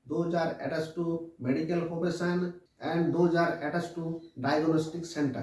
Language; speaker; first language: English; non-native, local second language; Bangla